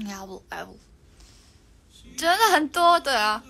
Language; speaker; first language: Chinese; non-native, learner; Mongolian